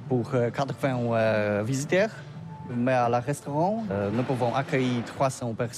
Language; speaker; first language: French; non-native, learner; Polish